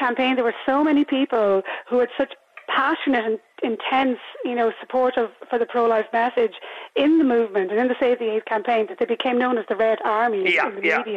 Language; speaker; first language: English; native; English